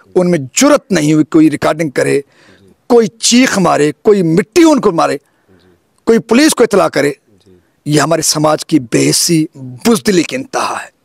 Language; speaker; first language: Urdu; non-native, local second language; Sindhi